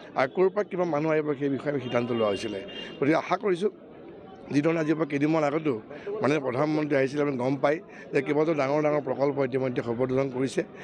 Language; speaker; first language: Assamese; native; Assamese